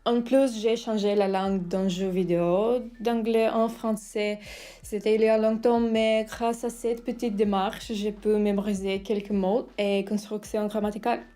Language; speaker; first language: French; non-native, learner; Russian